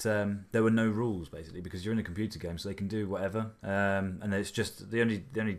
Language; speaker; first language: English; native; English